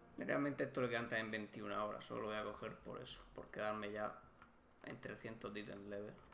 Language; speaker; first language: Spanish; native; Spanish